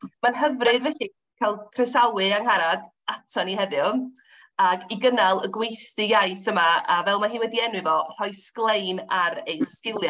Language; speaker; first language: Welsh; native; Welsh